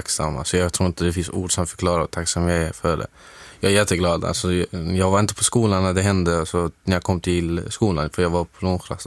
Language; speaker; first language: Swedish; non-native, fluent; Arabic